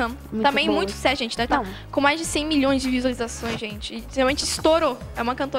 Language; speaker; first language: Portuguese; native; Portuguese